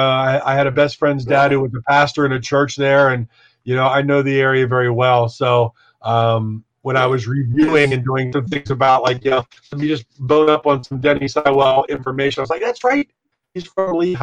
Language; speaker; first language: English; native; English